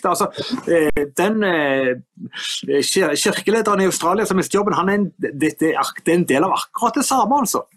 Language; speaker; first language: Norwegian; native; Norwegian